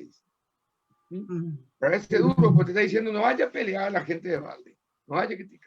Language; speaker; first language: Spanish; native; Spanish